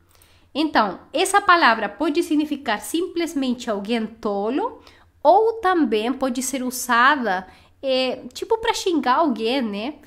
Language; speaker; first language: Portuguese; non-native, fluent; Spanish